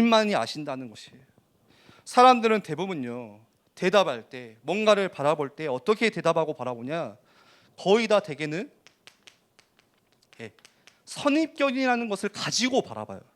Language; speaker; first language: Korean; native; Korean